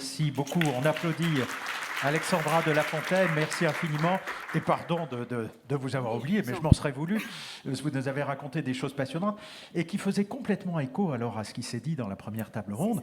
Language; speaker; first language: French; native; French